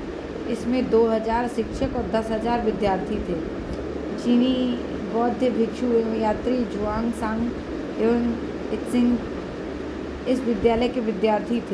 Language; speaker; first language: Hindi; native; Hindi